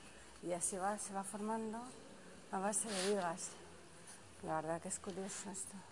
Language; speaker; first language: Spanish; native; Spanish